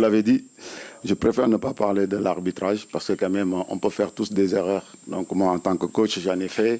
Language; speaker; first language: French; non-native, local second language; Wolof